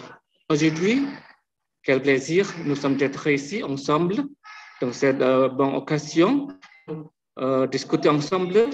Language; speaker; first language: French; non-native, learner; Indonesian